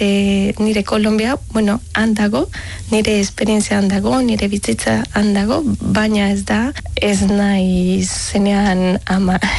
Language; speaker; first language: Basque; non-native, learner; Spanish